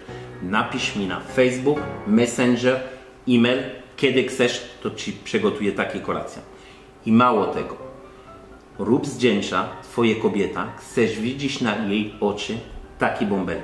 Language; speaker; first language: Polish; non-native, learner; French